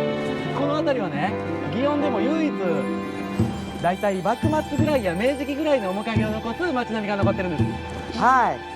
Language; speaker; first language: Japanese; native; Japanese